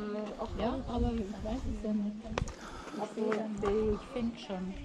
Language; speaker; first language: German; native; German